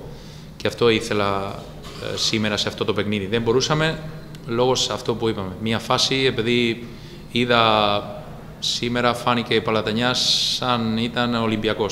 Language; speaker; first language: Greek; non-native, fluent; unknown